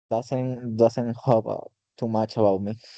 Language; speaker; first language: English; non-native, learner; Spanish